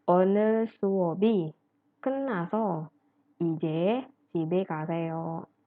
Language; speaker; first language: Korean; non-native, fluent; Indonesian